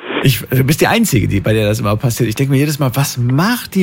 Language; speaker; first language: German; native; German